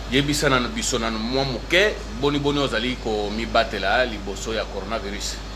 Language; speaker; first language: Lingala; native; Lingala